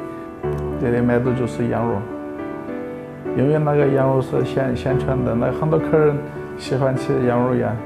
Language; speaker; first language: Chinese; non-native, local second language; Uyghur